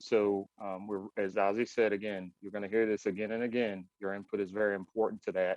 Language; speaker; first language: English; native; English